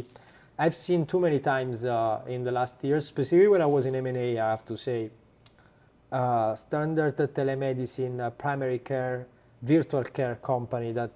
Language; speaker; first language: English; non-native, fluent; Italian